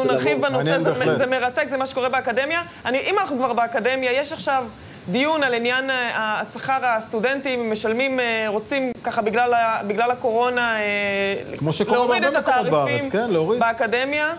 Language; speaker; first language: Hebrew; native; Hebrew